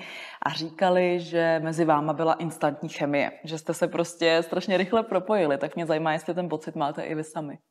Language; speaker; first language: Czech; native; Czech